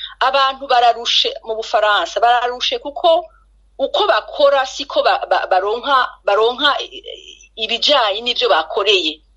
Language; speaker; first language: Rundi; native; Rundi